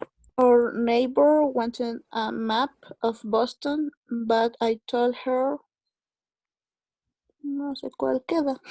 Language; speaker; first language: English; non-native, learner; Spanish